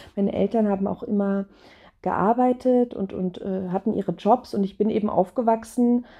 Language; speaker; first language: German; native; German